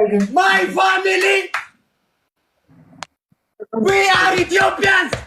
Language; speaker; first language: English; non-native, learner; Oromo